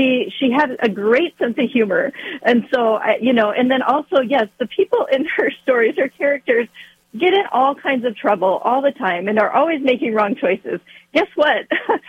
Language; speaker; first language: English; native; English